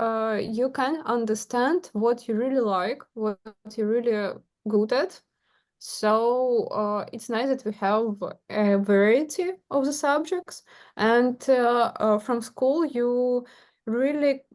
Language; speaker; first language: English; non-native, learner; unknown